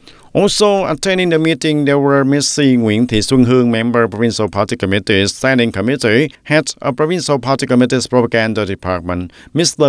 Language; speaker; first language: English; non-native, fluent; Vietnamese